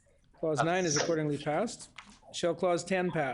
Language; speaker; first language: English; native; English